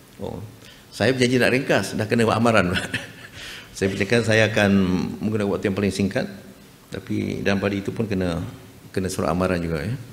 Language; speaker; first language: Malay; native; Malay